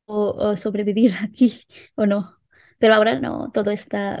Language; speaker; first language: Spanish; non-native, local second language; Hindi